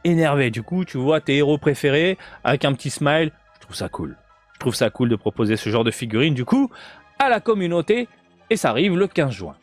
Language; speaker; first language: French; native; French